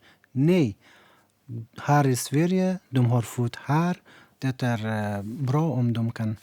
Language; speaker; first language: Swedish; non-native, learner; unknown